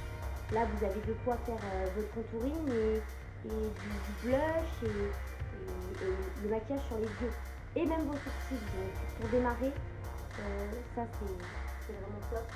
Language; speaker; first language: French; native; French